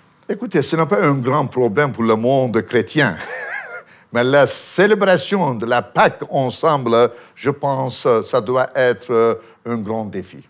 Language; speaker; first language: French; non-native, fluent; Armenian